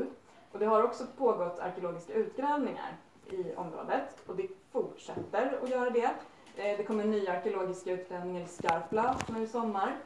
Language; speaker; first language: Swedish; native; Swedish